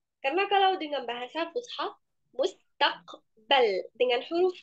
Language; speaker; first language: Indonesian; non-native, fluent; Arabic